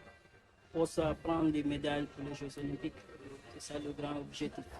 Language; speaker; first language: French; non-native, learner; Portuguese